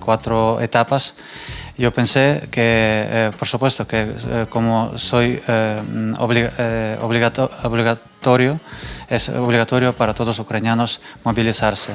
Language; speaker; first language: Spanish; non-native, fluent; Ukrainian